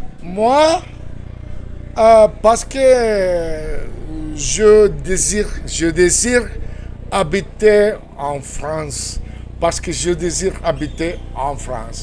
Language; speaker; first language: French; non-native, fluent; Spanish